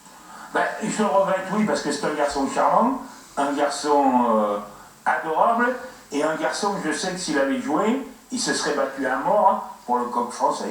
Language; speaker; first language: French; native; French